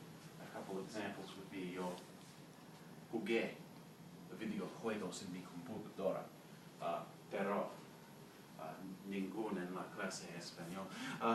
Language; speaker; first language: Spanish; non-native, learner; English